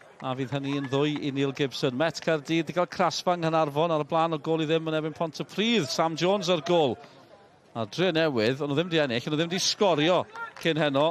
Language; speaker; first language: Welsh; native; Welsh